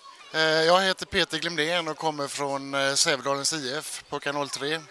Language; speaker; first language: Swedish; native; Swedish